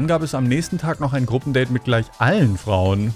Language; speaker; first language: German; native; German